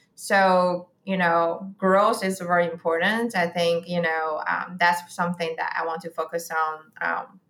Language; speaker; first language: English; non-native, fluent; Chinese